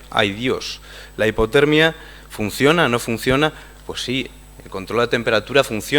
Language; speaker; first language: Spanish; native; Spanish